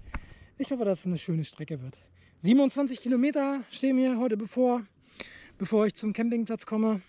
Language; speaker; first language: German; native; German